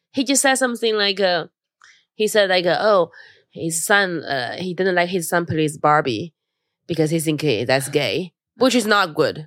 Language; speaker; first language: English; non-native, fluent; Chinese